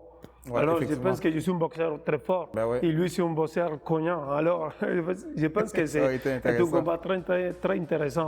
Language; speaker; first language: French; non-native, fluent; Spanish